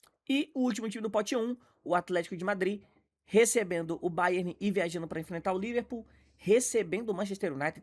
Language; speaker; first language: Portuguese; native; Portuguese